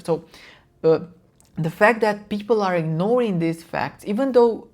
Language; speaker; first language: English; non-native, fluent; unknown